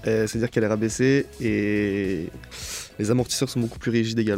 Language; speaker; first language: French; native; French